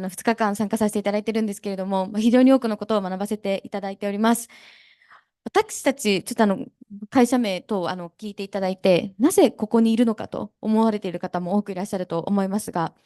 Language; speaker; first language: Japanese; native; Japanese